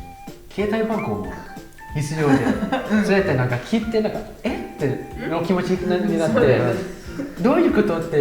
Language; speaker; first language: Japanese; non-native, fluent; Thai